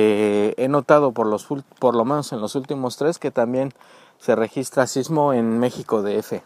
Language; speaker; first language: Spanish; native; Spanish